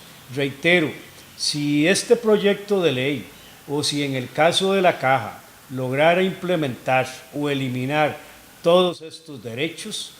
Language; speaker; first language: Spanish; native; Spanish